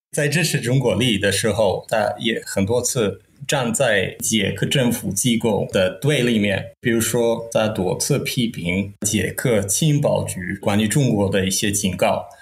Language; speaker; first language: Chinese; non-native, fluent; Czech